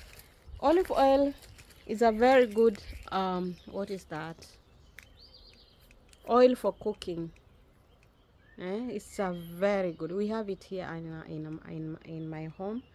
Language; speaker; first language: English; non-native, learner; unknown